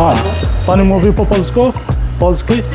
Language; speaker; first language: Polish; non-native, learner; English